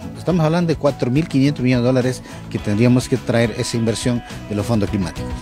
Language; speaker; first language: Spanish; native; Spanish